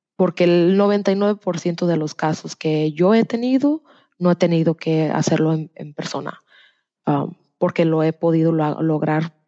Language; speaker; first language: Spanish; early bilingual, heritage; Spanish